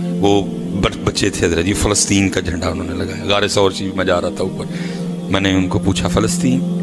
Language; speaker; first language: Urdu; non-native, local second language; Punjabi